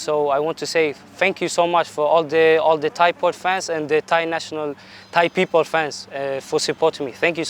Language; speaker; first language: English; non-native, fluent; Swedish